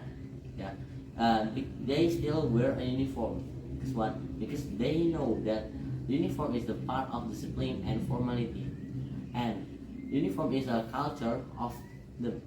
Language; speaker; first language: English; non-native, learner; Indonesian